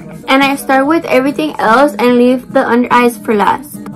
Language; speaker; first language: English; early bilingual, other home language; Spanish